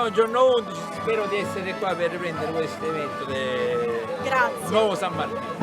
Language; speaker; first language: Italian; native; Italian